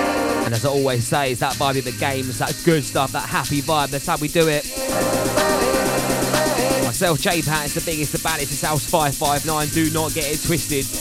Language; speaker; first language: English; native; English